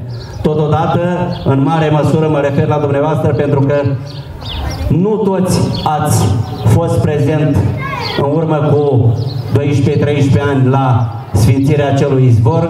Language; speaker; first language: Romanian; native; Romanian